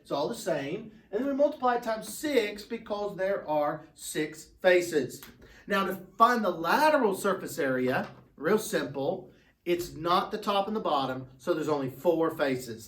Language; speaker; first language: English; native; English